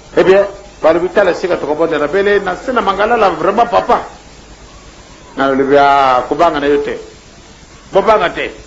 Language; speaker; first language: Lingala; non-native, local second language; Kongo